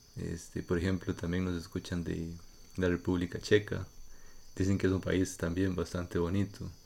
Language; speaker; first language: Spanish; native; Spanish